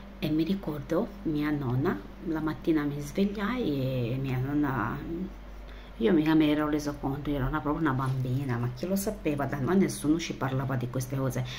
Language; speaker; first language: Italian; non-native, fluent; Romanian